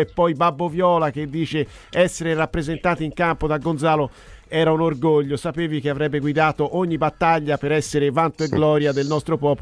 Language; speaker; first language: Italian; native; Italian